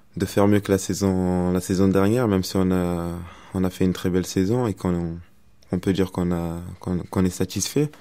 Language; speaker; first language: French; native; French